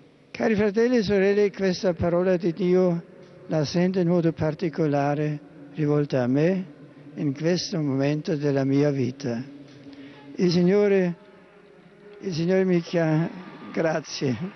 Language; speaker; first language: Italian; non-native, fluent; German